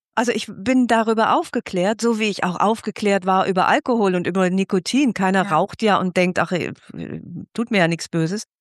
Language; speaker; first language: German; native; German